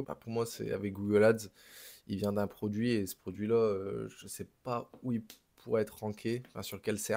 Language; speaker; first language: French; native; French